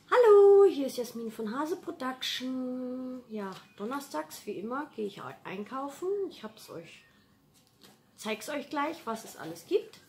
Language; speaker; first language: German; native; German